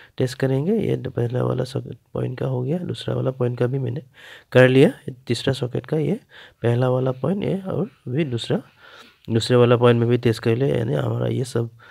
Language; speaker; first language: Hindi; native; Hindi